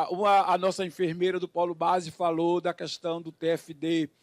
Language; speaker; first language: Portuguese; native; Portuguese